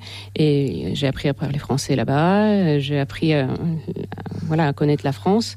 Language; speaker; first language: French; non-native, fluent; Russian